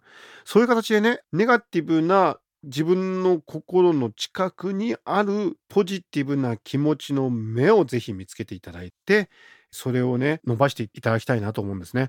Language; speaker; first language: Japanese; native; Japanese